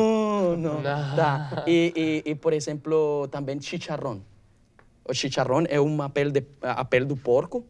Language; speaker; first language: Portuguese; non-native, learner; Spanish